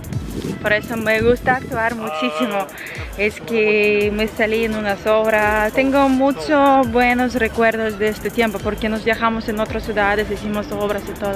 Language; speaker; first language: Spanish; non-native, fluent; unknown